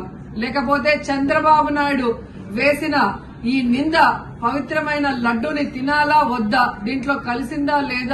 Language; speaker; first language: Telugu; native; Telugu